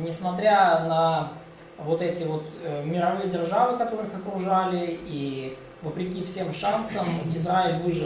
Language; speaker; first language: Russian; native; Russian